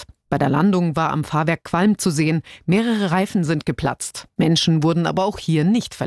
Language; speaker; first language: German; native; German